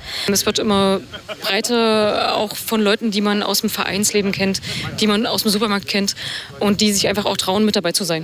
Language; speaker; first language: German; native; German